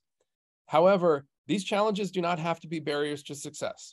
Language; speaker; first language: English; native; English